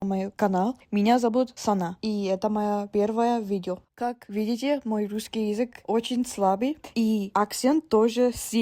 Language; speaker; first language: Russian; non-native, learner; Japanese